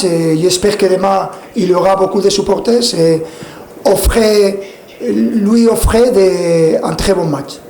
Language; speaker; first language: French; non-native, fluent; Spanish